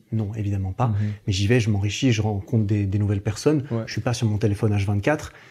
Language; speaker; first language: French; native; French